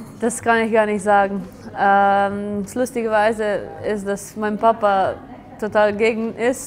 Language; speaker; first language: German; non-native, fluent; Slovenian